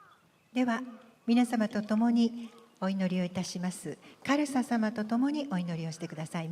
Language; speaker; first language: Japanese; native; Japanese